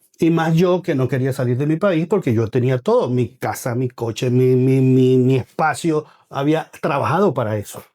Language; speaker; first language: Spanish; native; Spanish